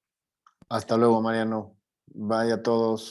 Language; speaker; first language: Spanish; native; Spanish